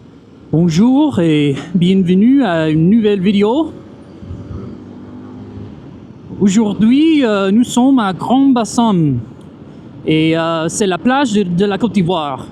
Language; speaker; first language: French; non-native, fluent; English